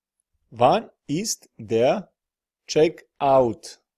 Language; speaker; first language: German; non-native, fluent; Serbian